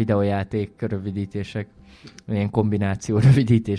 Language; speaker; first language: Hungarian; native; Hungarian